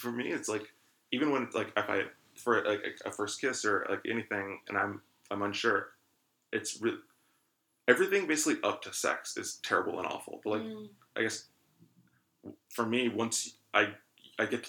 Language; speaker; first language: English; native; English